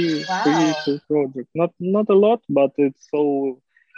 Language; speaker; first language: English; non-native, learner; Russian